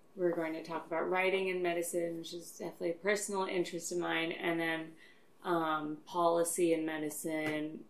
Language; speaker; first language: English; native; English